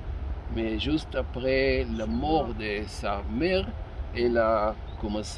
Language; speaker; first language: French; non-native, fluent; Hebrew